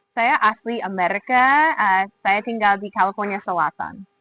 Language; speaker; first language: Indonesian; non-native, fluent; English